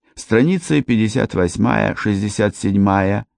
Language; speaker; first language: Russian; native; Russian